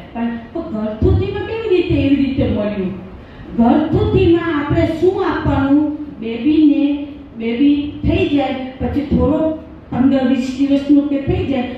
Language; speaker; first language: Gujarati; non-native, local second language; Kachhi